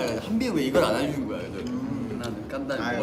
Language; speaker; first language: Korean; native; Korean